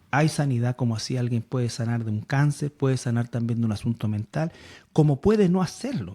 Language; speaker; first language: Spanish; native; Spanish